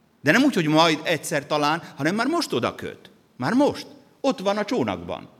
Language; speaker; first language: Hungarian; native; Hungarian